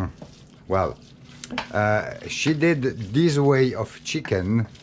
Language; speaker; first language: English; non-native, learner; French